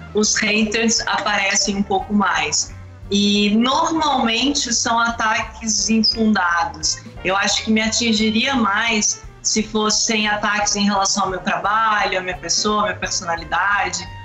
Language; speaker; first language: Portuguese; native; Portuguese